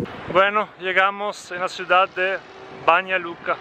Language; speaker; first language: Spanish; non-native, fluent; Italian